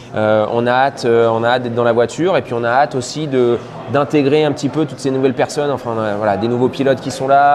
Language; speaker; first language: French; native; French